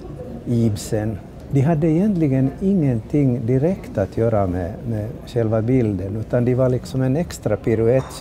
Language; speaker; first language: Swedish; native; Swedish